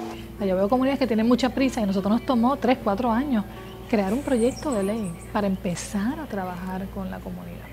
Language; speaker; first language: Spanish; native; Spanish